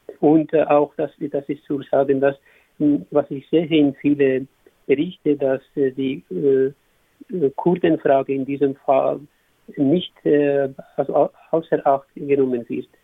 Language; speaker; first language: German; non-native, learner; Kurdish